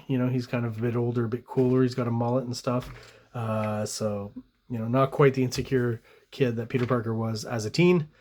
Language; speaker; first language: English; native; English